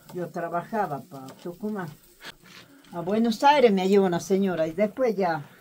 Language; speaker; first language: Spanish; native; Spanish